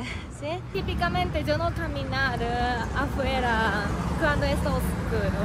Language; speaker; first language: Spanish; non-native, fluent; Japanese